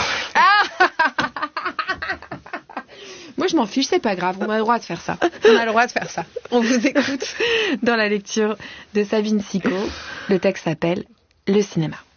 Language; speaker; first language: French; native; French